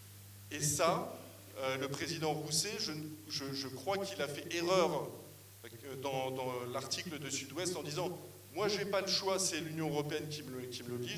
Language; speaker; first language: French; native; French